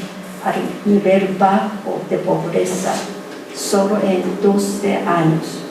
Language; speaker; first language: Spanish; non-native, fluent; Japanese